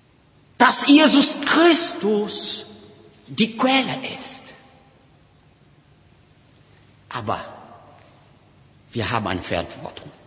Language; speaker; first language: German; non-native, learner; Portuguese